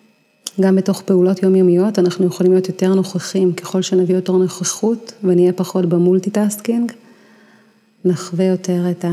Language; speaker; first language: Hebrew; native; Hebrew